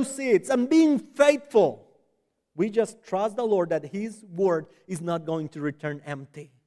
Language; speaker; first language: English; non-native, fluent; Spanish